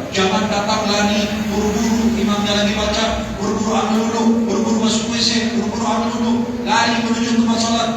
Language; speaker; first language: Indonesian; non-native, fluent; Arabic